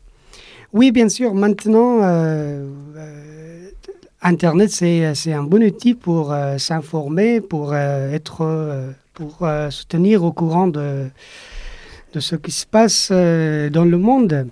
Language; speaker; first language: French; non-native, fluent; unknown